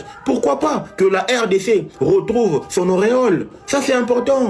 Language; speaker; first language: French; non-native, local second language; Lingala